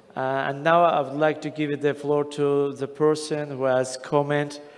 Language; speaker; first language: English; non-native, fluent; Azerbaijani